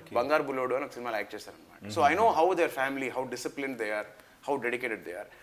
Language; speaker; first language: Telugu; native; Telugu